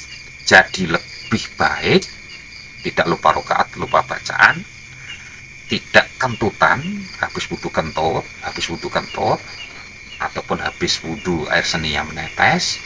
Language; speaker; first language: Indonesian; non-native, local second language; Javanese